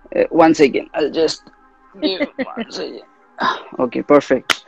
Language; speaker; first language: English; non-native, local second language; Tamil